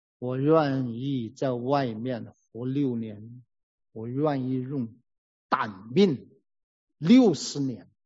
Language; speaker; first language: Chinese; native; Chinese